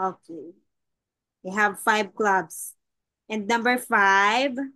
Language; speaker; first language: English; non-native, local second language; Filipino